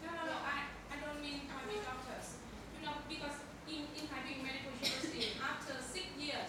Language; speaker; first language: English; non-native, learner; Vietnamese